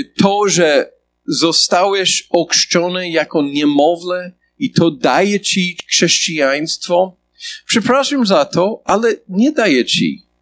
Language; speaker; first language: Polish; non-native, fluent; English